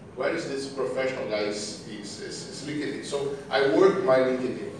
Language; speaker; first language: English; non-native, learner; Portuguese